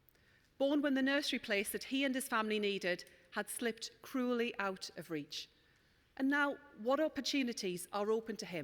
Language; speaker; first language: English; native; English